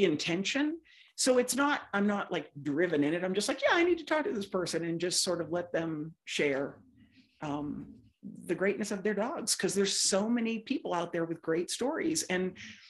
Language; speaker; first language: English; native; English